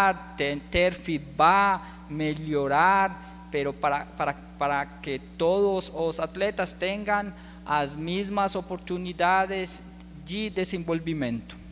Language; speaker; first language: Portuguese; non-native, learner; Spanish